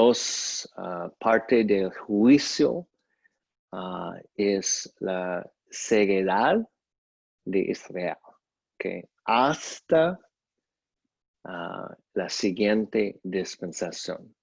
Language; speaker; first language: Spanish; non-native, fluent; English